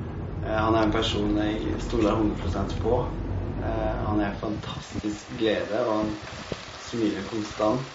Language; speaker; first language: Norwegian; native; Norwegian